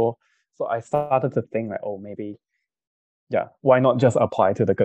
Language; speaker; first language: English; non-native, local second language; Cantonese